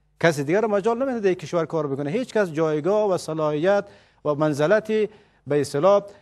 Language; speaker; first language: Persian; native; Persian